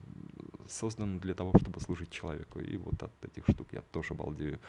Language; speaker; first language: Russian; native; Russian